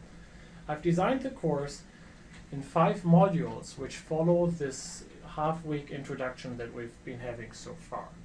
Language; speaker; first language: English; non-native, fluent; German